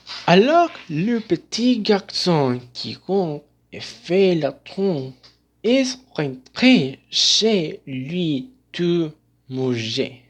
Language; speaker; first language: French; non-native, learner; Spanish